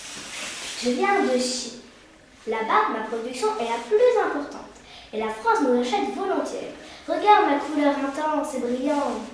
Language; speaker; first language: French; native; French